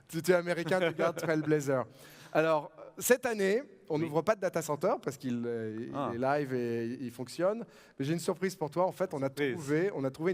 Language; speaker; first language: French; native; French